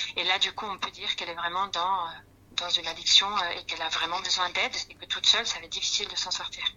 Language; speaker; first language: French; non-native, fluent; Spanish